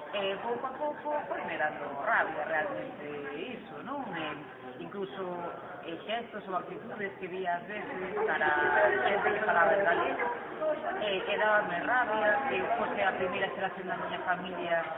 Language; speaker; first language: Galician; non-native, local second language; Spanish